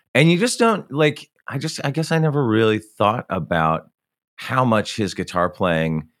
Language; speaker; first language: English; native; English